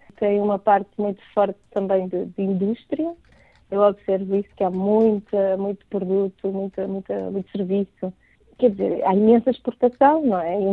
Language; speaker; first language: Portuguese; native; Portuguese